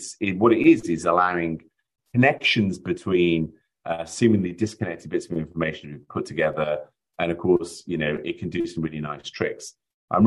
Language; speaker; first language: English; native; English